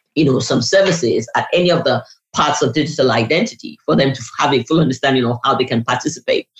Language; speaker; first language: English; non-native, local second language; Yoruba